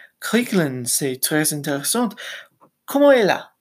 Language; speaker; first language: French; non-native, learner; English